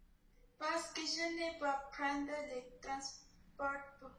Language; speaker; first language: French; non-native, learner; Spanish